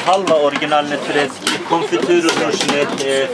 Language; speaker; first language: Polish; non-native, learner; Turkish